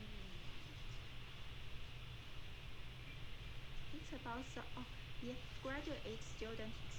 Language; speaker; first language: English; non-native, learner; Chinese